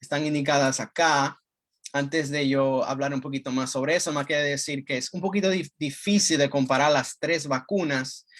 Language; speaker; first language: Spanish; early bilingual, heritage; Spanish